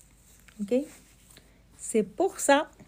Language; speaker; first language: French; non-native, learner; Portuguese